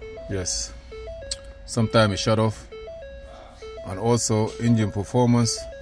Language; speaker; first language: English; non-native, fluent; Arabic